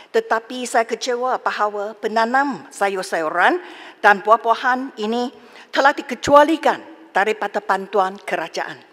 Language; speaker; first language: Malay; non-native, local second language; Chinese